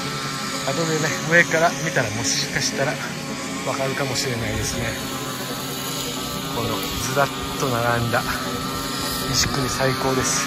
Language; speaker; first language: Japanese; native; Japanese